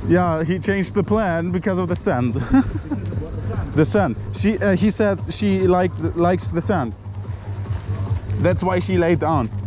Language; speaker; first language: English; non-native, fluent; German